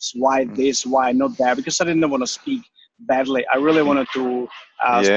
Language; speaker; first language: English; non-native, fluent; Czech